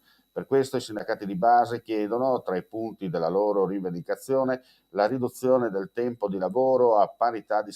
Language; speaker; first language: Italian; native; Italian